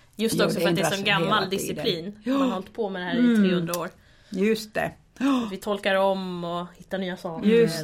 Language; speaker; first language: Swedish; native; Swedish